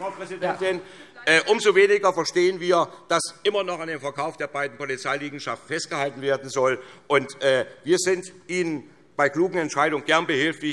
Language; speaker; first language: German; native; German